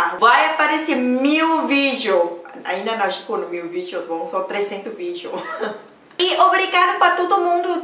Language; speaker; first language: Portuguese; non-native, learner; Thai